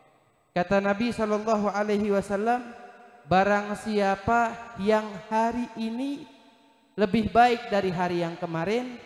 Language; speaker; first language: Indonesian; native; Indonesian